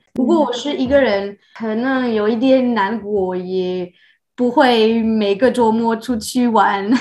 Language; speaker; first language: Chinese; non-native, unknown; French